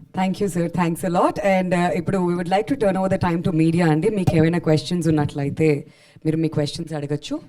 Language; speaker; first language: Telugu; native; Telugu